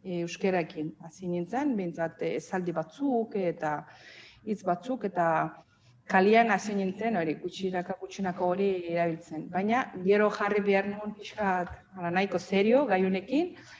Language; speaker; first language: Basque; non-native, learner; Azerbaijani